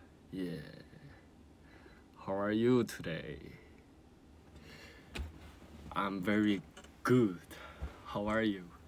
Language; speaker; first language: English; non-native, learner; Korean